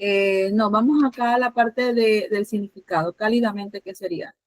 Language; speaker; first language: Spanish; native; Spanish